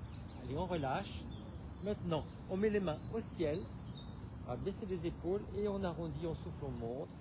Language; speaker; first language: French; native; French